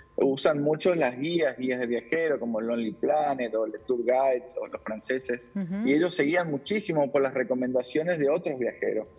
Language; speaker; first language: Spanish; native; Spanish